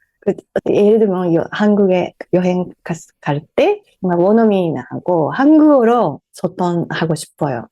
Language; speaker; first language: Korean; non-native, fluent; Japanese